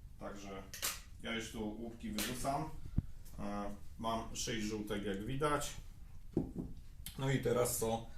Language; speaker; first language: Polish; native; Polish